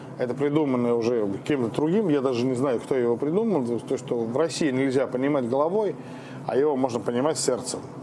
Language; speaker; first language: Russian; non-native, fluent; Finnish